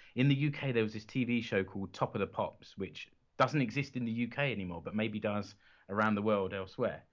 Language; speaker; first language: English; native; English